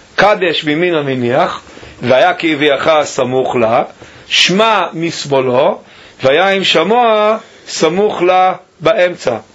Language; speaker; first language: Hebrew; native; Hebrew